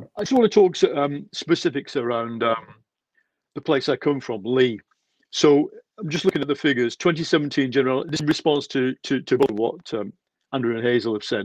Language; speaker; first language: English; native; English